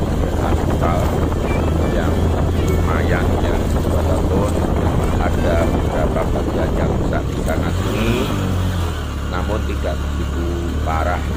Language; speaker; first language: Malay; non-native, local second language; Javanese